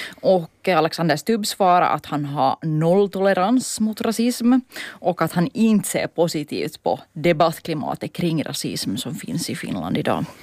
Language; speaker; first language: Swedish; native; Swedish